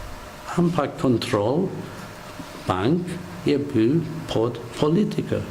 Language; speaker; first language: Slovenian; non-native, learner; English